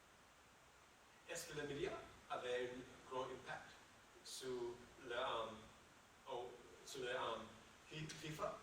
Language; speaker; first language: French; non-native, learner; English